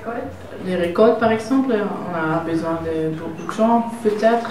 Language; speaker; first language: French; non-native, learner; German